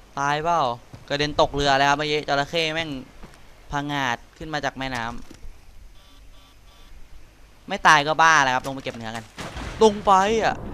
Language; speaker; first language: Thai; native; Thai